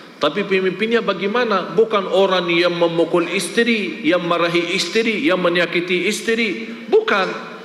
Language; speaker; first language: Malay; non-native, fluent; Arabic